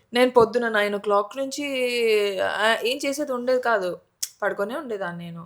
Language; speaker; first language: Telugu; native; Telugu